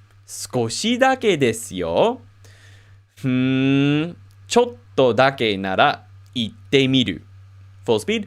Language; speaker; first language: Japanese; non-native, fluent; English